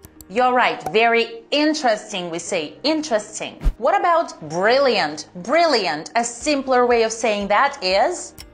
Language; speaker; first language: English; non-native, fluent; Romanian